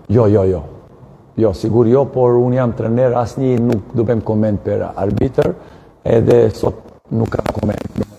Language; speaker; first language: Albanian; non-native, learner; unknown